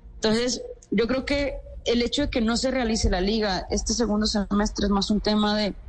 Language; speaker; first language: Spanish; native; Spanish